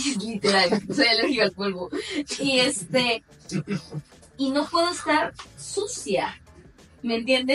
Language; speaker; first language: Spanish; native; Spanish